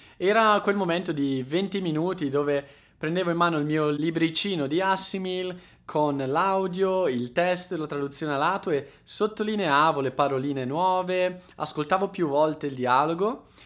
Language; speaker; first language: Italian; native; Italian